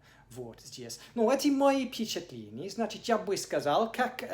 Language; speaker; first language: Russian; non-native, fluent; English